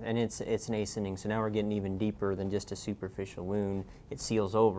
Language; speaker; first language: English; native; English